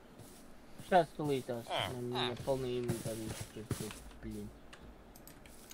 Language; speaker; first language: Russian; non-native, learner; Latvian